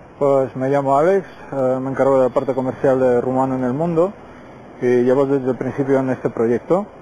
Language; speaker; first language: Spanish; non-native, fluent; Romanian